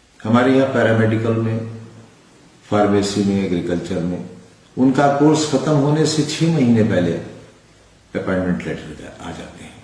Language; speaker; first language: Urdu; native; Urdu